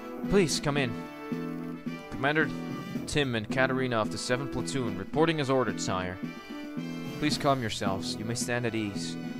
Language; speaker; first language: English; non-native, fluent; Dutch